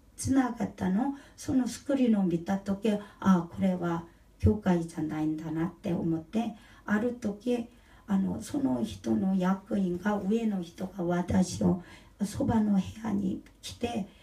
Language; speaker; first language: Japanese; non-native, learner; Korean